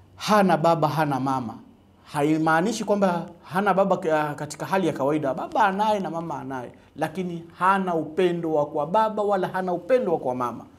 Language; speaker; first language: Swahili; native; Swahili